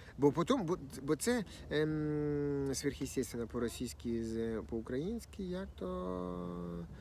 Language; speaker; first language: Ukrainian; non-native, local second language; Russian